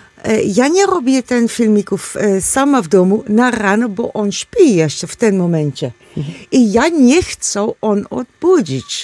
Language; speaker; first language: Polish; non-native, learner; Dutch